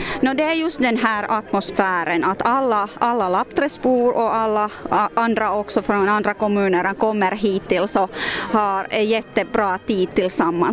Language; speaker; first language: Swedish; non-native, local second language; Finnish